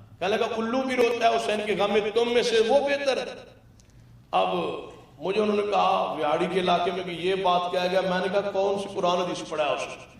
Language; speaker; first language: Urdu; non-native, local second language; Punjabi